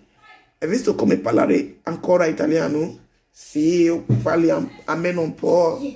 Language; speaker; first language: Italian; non-native, learner; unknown